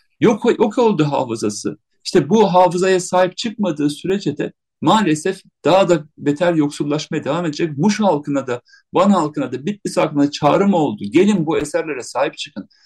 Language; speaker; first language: Turkish; native; Turkish